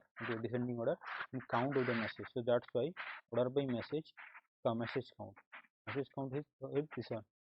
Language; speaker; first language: English; non-native, local second language; Hindi